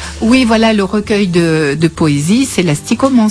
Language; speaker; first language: French; native; French